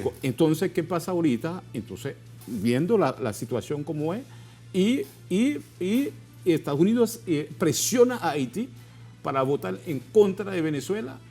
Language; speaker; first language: Spanish; non-native, fluent; Haitian Creole